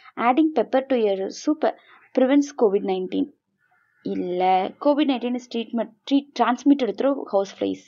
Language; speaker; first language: English; non-native, local second language; Tamil